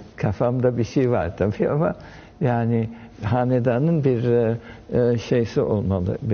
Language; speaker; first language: Turkish; early bilingual, heritage; French